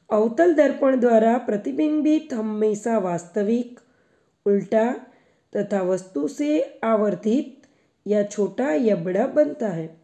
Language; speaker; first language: Hindi; non-native, local second language; Gujarati